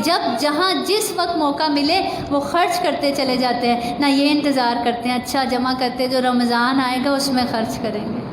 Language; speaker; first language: Urdu; native; Urdu